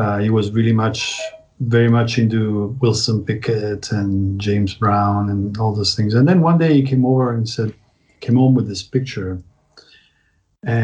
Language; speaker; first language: English; non-native, fluent; Italian